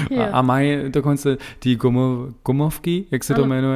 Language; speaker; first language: Czech; non-native, learner; German